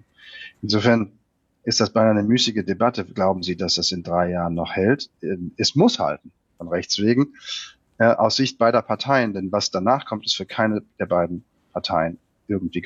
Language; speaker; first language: German; native; German